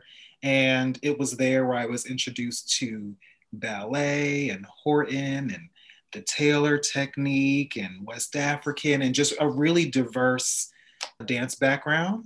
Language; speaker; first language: English; native; English